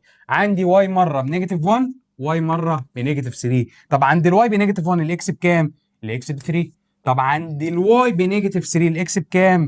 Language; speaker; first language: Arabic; native; Arabic